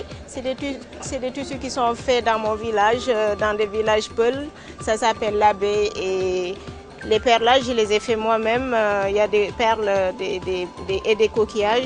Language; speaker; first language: French; non-native, local second language; Fula